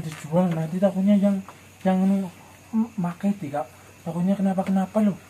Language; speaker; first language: Indonesian; native; Indonesian